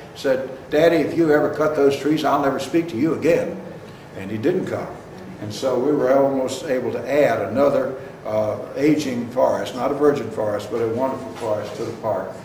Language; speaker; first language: English; native; English